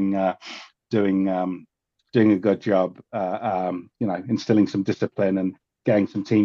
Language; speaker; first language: English; native; English